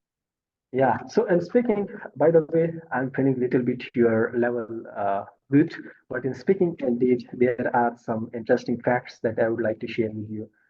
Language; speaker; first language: English; non-native, fluent; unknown